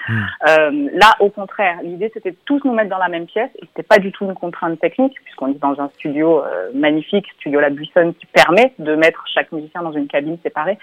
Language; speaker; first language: French; native; French